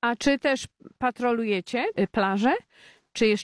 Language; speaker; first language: Polish; native; Polish